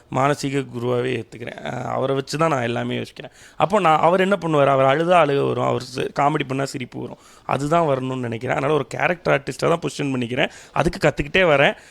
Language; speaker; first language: Tamil; native; Tamil